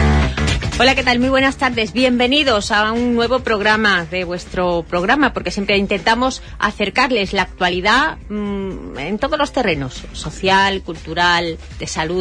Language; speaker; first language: Spanish; native; Spanish